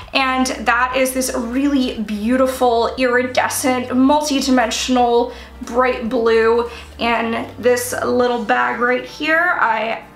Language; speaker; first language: English; native; English